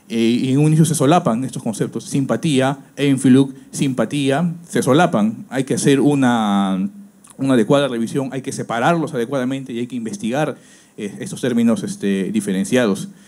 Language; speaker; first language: Spanish; native; Spanish